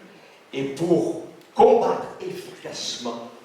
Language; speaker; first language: French; native; French